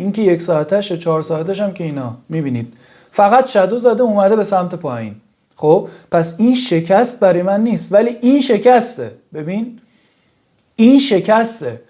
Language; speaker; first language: Persian; native; Persian